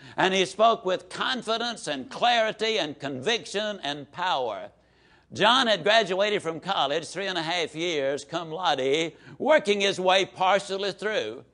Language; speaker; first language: English; native; English